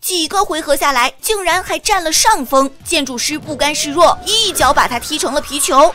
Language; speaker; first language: Chinese; native; Chinese